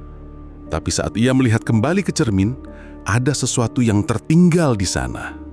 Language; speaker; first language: Indonesian; native; Indonesian